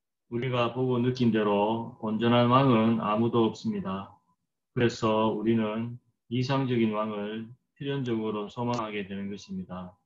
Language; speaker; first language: Korean; native; Korean